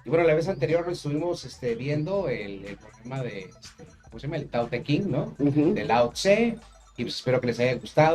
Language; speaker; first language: Spanish; native; Spanish